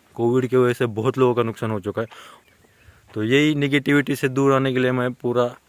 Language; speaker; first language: Hindi; non-native, local second language; Marathi